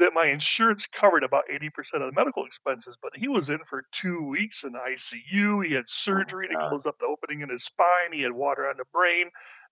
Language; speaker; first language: English; native; English